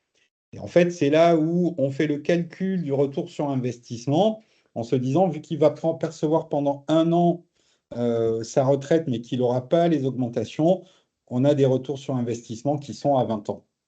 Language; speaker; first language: French; native; French